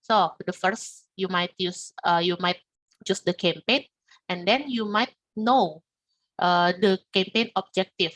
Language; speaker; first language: English; non-native, learner; Indonesian